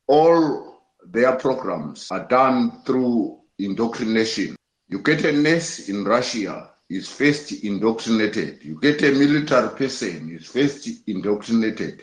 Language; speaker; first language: English; non-native, local second language; North Ndebele